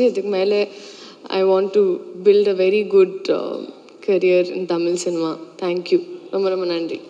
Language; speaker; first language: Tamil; non-native, fluent; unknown